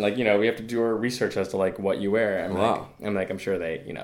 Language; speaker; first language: English; native; English